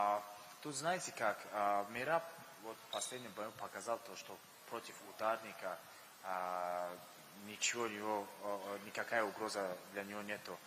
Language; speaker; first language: Russian; non-native, local second language; Tajik